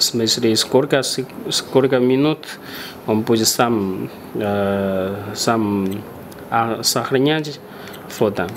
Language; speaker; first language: Russian; non-native, learner; Chinese